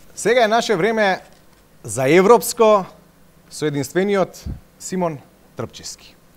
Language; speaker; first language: Macedonian; native; Macedonian